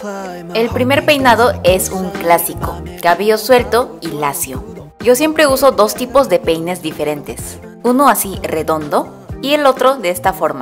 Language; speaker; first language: Spanish; non-native, fluent; Korean